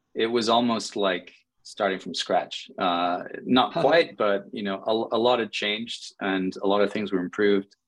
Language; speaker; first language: English; native; English